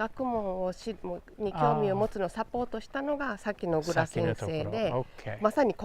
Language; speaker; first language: Japanese; native; Japanese